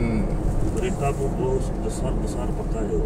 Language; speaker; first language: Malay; non-native, learner; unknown